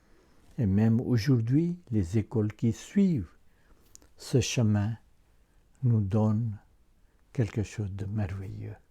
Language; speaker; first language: French; non-native, fluent; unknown